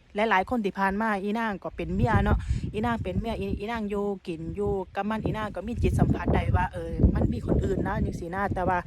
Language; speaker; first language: Thai; native; Thai